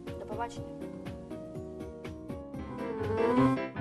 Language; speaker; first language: Ukrainian; non-native, local second language; Russian